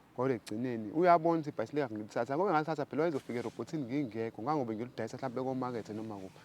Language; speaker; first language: Zulu; native; Zulu